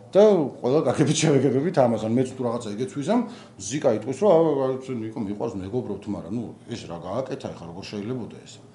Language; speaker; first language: Georgian; native; Georgian